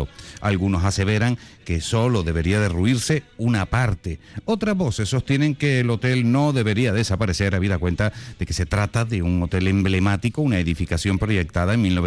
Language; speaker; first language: Spanish; native; Spanish